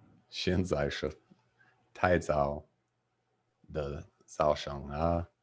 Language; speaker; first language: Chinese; non-native, learner; English